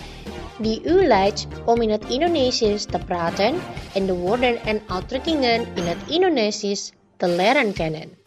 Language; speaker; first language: Dutch; non-native, learner; Indonesian